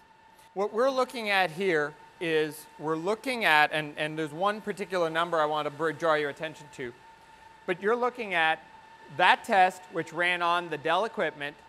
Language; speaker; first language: English; native; English